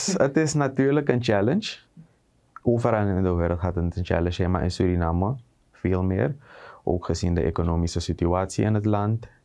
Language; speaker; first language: Dutch; native; Dutch